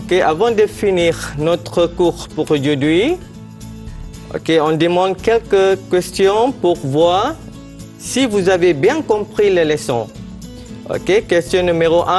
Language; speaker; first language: French; non-native, fluent; Malay